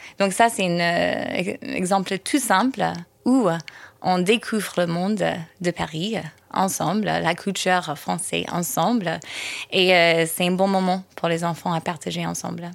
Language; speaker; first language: French; non-native, fluent; English